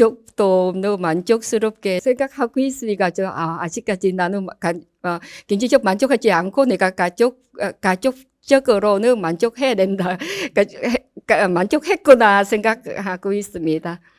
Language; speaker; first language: Korean; non-native, learner; Vietnamese